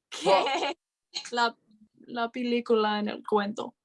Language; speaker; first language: Spanish; non-native, learner; English